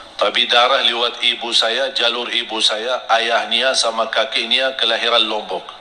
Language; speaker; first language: Indonesian; non-native, fluent; Arabic